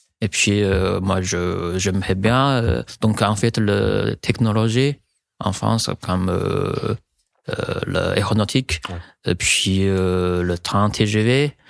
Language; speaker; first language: French; non-native, fluent; Chinese